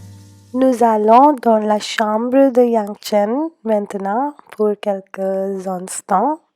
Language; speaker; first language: French; non-native, learner; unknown